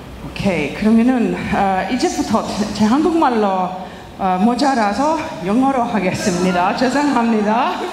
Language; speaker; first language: Korean; non-native, learner; Finnish